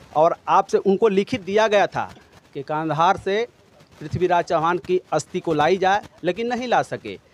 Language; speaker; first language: Hindi; native; Hindi